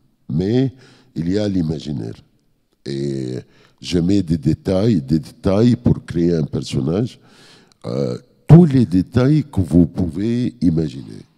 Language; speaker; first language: French; non-native, fluent; Arabic